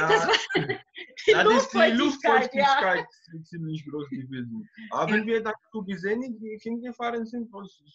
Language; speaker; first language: German; non-native, fluent; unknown